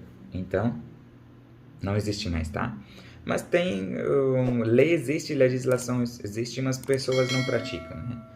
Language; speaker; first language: Portuguese; non-native, learner; Urdu